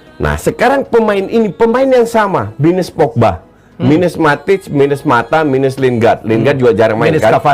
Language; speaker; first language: Indonesian; native; Indonesian